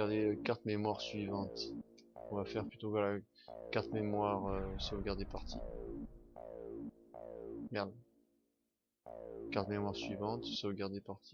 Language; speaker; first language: French; native; French